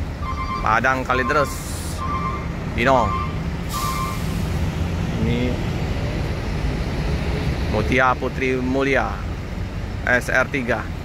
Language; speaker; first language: Indonesian; native; Indonesian